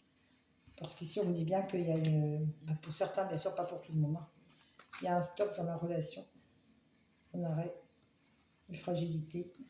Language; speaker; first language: French; native; French